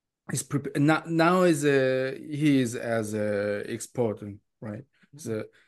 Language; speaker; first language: English; non-native, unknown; Korean